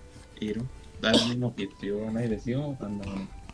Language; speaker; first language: Japanese; non-native, learner; Spanish